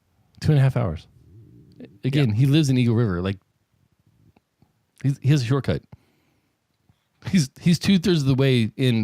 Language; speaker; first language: English; native; English